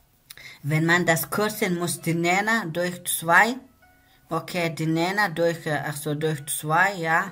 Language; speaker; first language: German; non-native, learner; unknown